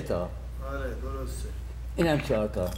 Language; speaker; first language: Persian; native; Persian